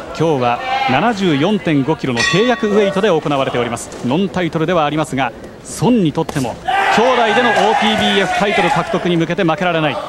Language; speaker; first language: Japanese; native; Japanese